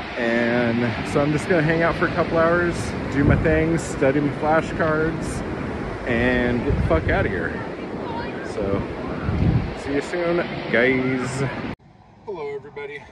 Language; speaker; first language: English; native; English